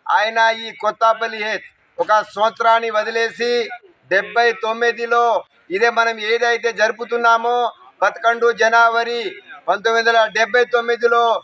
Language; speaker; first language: Telugu; non-native, local second language; Lambadi